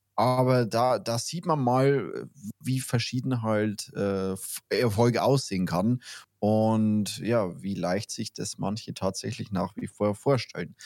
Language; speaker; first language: German; native; German